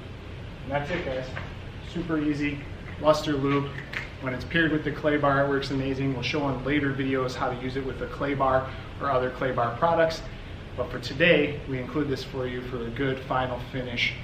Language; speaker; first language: English; native; English